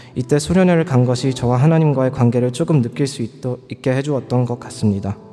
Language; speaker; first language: Korean; early bilingual, other home language; English